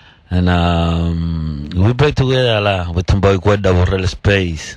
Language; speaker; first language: English; non-native, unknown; Spanish